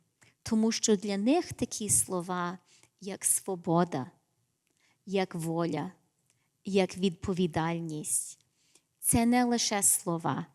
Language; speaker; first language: Ukrainian; early bilingual, heritage; English